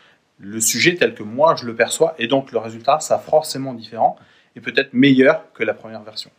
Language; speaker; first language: French; native; French